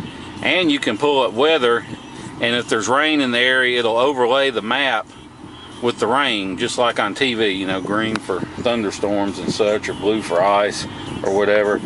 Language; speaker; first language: English; native; English